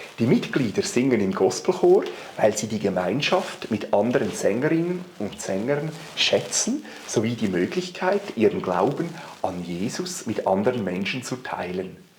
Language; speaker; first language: German; native; German